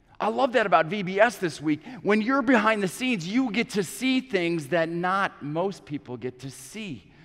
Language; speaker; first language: English; native; English